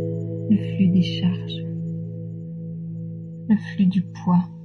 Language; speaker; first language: French; native; French